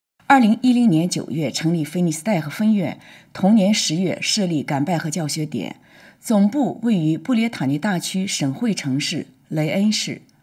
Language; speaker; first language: Chinese; native; Chinese